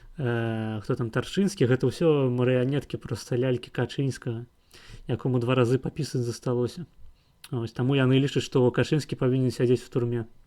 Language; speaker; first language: Belarusian; non-native, local second language; Russian